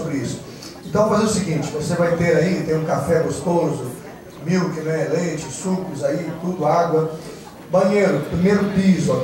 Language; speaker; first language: Portuguese; non-native, fluent; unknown